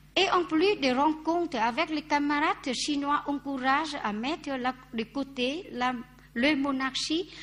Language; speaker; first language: French; non-native, fluent; Vietnamese